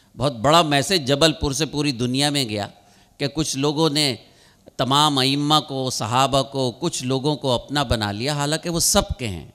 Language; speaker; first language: Urdu; native; Urdu